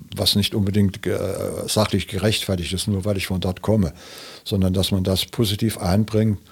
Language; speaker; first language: German; native; German